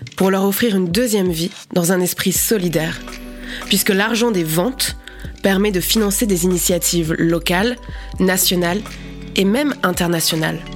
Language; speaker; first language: French; native; French